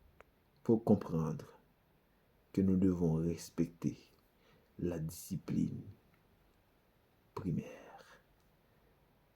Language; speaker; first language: French; non-native, local second language; Haitian Creole